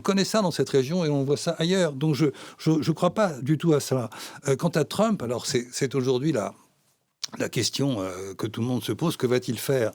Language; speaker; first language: French; native; French